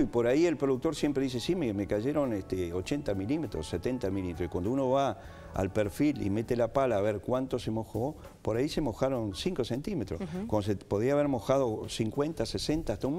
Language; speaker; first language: Spanish; native; Spanish